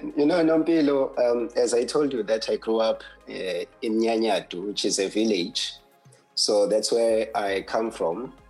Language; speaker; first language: English; non-native, local second language; Zulu